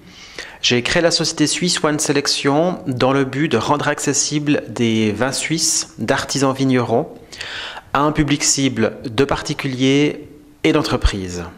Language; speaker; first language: French; native; French